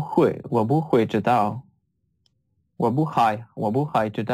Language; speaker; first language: Chinese; non-native, learner; French